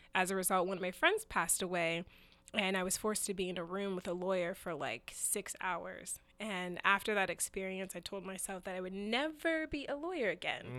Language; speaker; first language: English; early bilingual, other home language; Yoruba